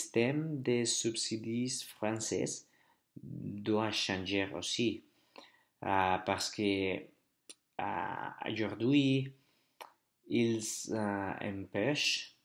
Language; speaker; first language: French; non-native, learner; Spanish